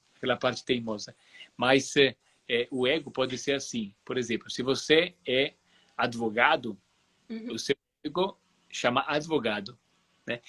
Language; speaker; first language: Portuguese; non-native, fluent; Italian